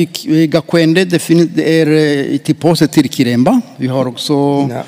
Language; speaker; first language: Swedish; non-native, fluent; Rundi